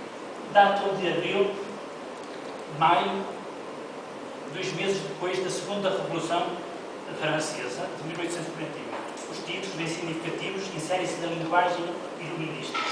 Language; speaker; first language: Portuguese; native; Portuguese